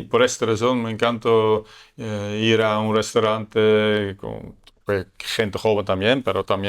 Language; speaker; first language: Spanish; non-native, learner; Dutch